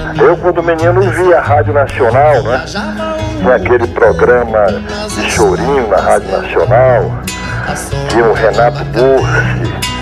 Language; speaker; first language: Portuguese; native; Portuguese